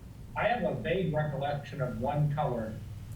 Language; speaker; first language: English; native; English